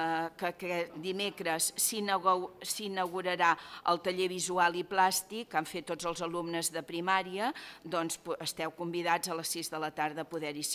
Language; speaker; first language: Catalan; native; Catalan